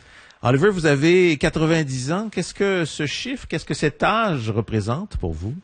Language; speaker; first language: French; native; French